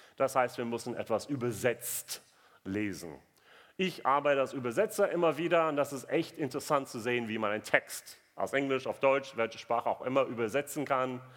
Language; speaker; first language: German; non-native, fluent; English